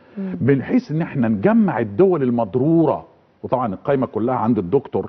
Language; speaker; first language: Arabic; native; Arabic